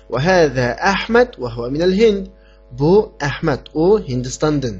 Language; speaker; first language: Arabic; non-native, fluent; Uyghur